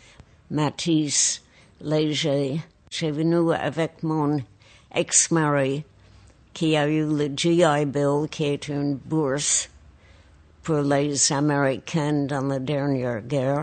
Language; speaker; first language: French; non-native, fluent; English